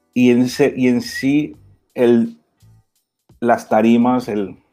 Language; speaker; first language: Spanish; early bilingual, heritage; Spanish